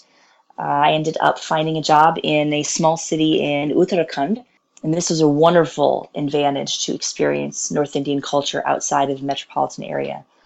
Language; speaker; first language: English; native; English